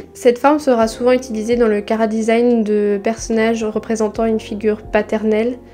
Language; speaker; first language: French; native; French